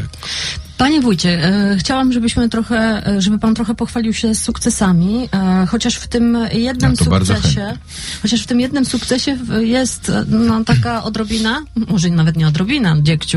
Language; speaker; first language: Polish; native; Polish